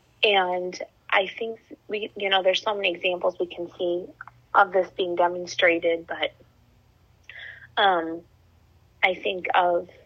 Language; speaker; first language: English; native; English